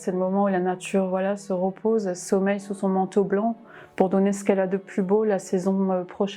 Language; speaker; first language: French; non-native, local second language; Arabic